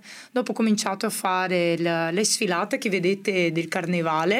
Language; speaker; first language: Italian; non-native, fluent; Portuguese